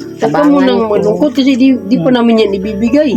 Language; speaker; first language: Filipino; non-native, local second language; Cebuano